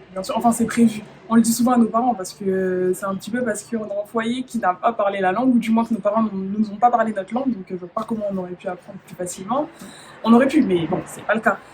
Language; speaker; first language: French; native; French